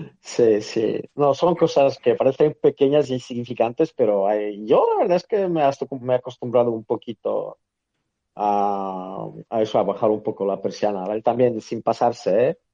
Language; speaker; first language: Spanish; non-native, fluent; Polish